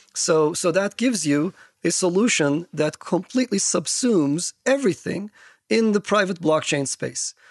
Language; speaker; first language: English; non-native, fluent; Turkish